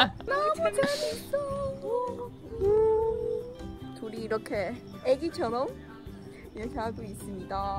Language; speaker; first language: Korean; non-native, learner; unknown